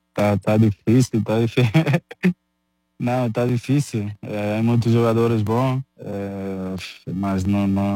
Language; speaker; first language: Portuguese; non-native, fluent; Spanish